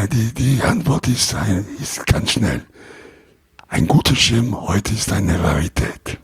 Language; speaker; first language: German; non-native, learner; Italian